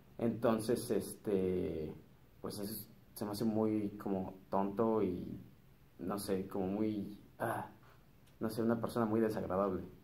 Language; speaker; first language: Spanish; native; Spanish